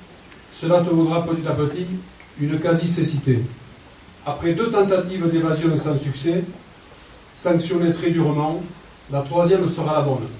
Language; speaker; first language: French; native; French